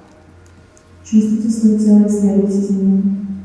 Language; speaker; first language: Russian; native; Russian